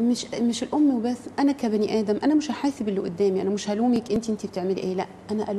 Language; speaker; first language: Arabic; native; Arabic